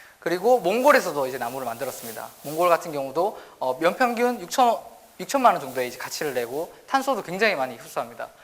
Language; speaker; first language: Korean; native; Korean